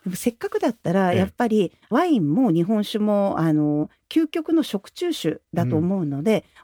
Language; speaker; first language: Japanese; native; Japanese